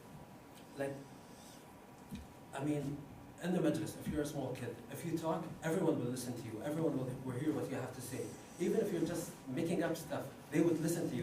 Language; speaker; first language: English; non-native, fluent; Arabic